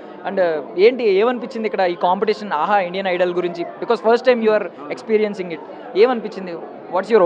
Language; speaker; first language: Telugu; native; Telugu